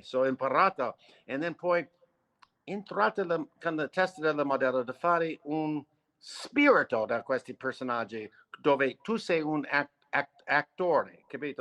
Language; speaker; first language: Italian; non-native, learner; English